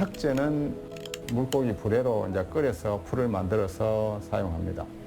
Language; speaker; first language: Korean; native; Korean